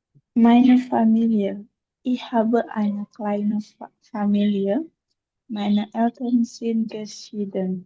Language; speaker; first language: German; non-native, learner; Indonesian